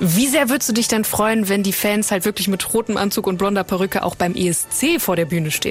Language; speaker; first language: German; native; German